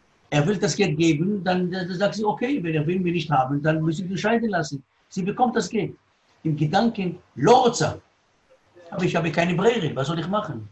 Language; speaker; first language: German; non-native, learner; Hebrew